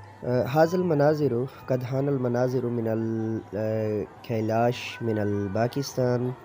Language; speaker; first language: Arabic; non-native, learner; Urdu